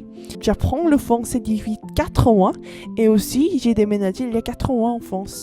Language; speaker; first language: French; non-native, learner; Korean